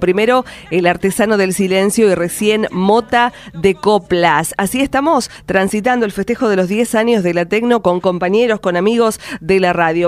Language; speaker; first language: Spanish; native; Spanish